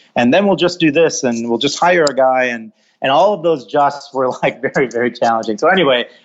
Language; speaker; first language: English; native; English